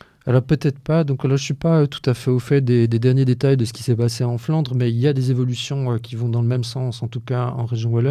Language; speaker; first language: French; native; French